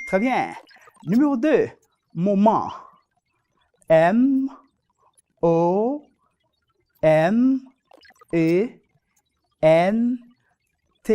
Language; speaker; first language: French; non-native, fluent; Spanish